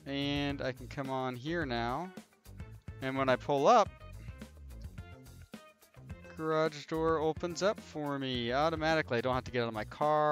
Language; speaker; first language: English; native; English